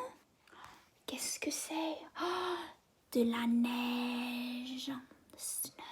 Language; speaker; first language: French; non-native, fluent; English